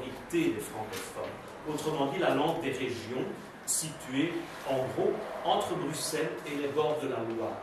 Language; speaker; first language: French; native; French